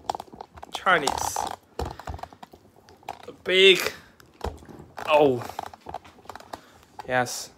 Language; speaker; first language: English; non-native, learner; Chinese